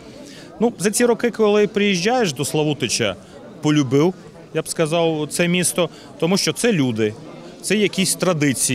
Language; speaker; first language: Ukrainian; non-native, fluent; Latvian